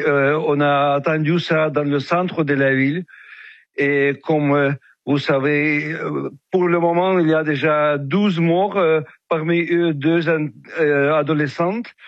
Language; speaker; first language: French; non-native, fluent; Ukrainian